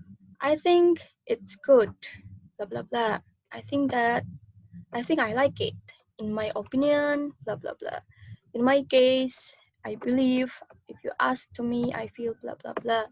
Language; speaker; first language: English; non-native, learner; Indonesian